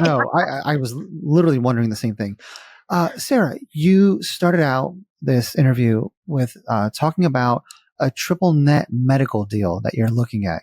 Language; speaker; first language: English; native; English